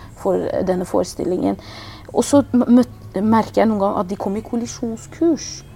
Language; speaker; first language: Norwegian; early bilingual, other home language; Persian